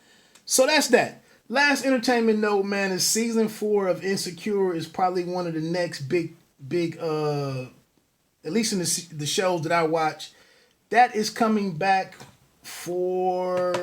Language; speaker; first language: English; native; English